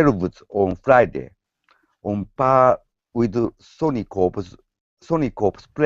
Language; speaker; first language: English; non-native, learner; Japanese